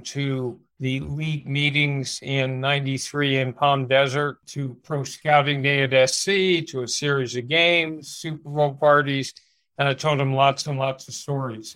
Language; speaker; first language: English; native; English